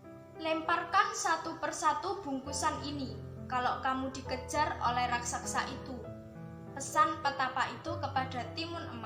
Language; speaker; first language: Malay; non-native, local second language; Javanese